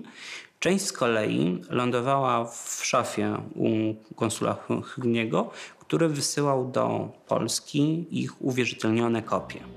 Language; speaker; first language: Polish; native; Polish